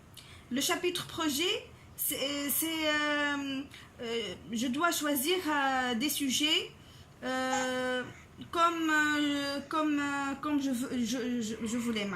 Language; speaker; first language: French; non-native, local second language; Arabic